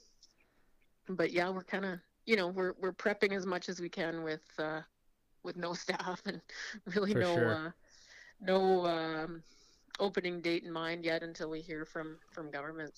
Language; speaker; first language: English; native; English